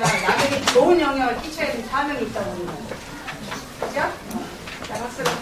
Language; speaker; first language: Korean; native; Korean